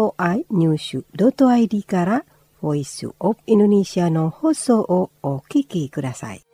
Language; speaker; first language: Japanese; non-native, fluent; Indonesian